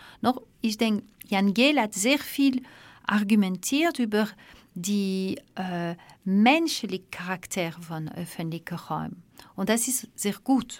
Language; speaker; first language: German; non-native, fluent; Dutch